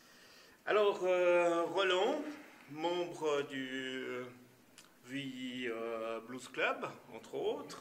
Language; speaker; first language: French; native; French